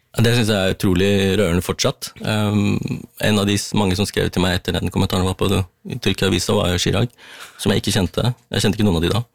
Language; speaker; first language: Norwegian; early bilingual, other home language; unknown